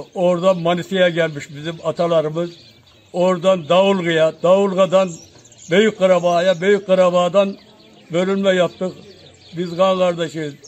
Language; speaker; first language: Turkish; native; Turkish